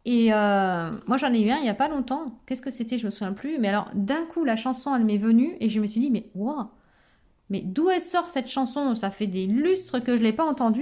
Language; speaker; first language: French; native; French